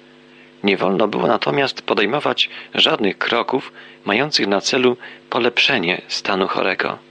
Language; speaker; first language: Polish; native; Polish